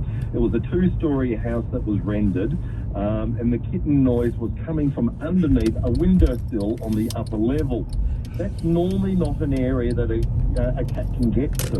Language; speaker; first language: English; native; English